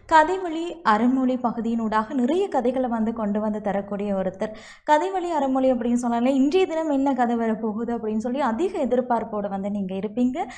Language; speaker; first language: Tamil; native; Tamil